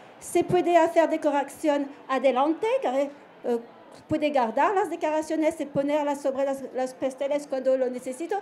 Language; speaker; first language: Spanish; non-native, learner; French